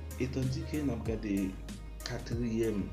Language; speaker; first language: French; non-native, learner; Haitian Creole